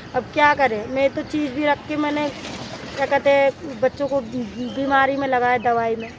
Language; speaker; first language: Hindi; native; Hindi